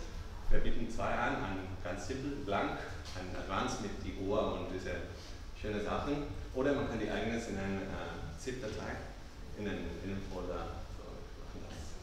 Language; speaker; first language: German; non-native, fluent; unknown